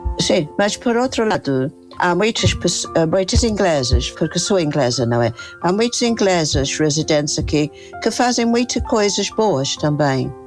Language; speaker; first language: Portuguese; non-native, fluent; English